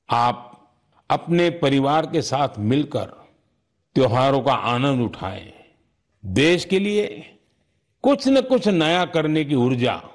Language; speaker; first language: Hindi; non-native, local second language; Gujarati